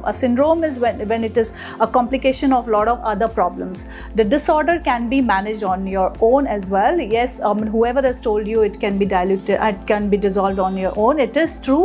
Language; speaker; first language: English; non-native, local second language; Hindi